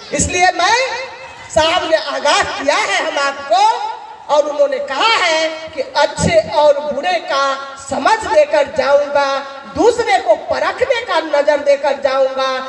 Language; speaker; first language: Hindi; native; Hindi